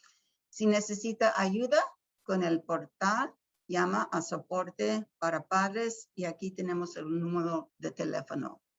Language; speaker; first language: Spanish; early bilingual, heritage; Spanish